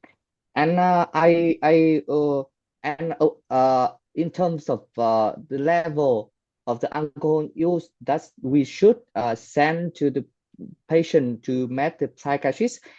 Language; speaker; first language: English; non-native, fluent; Vietnamese